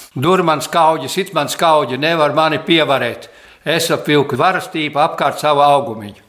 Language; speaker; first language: Latvian; early bilingual, heritage; Latvian